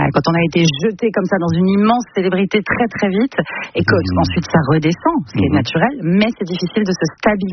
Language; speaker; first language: French; native; French